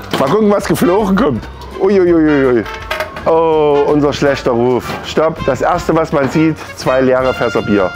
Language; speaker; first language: German; native; German